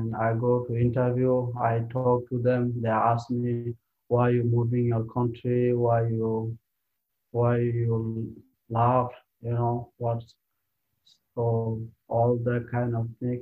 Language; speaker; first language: English; non-native, learner; Rohingya